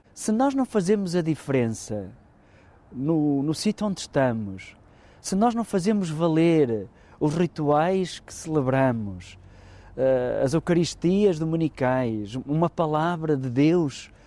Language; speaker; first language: Portuguese; native; Portuguese